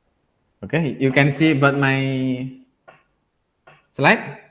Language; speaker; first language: English; non-native, learner; Indonesian